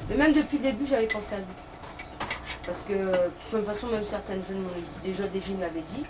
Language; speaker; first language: French; native; French